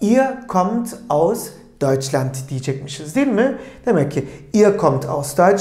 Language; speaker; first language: German; non-native, fluent; Turkish